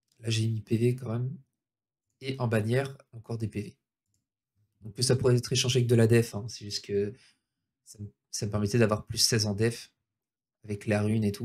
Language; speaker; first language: French; native; French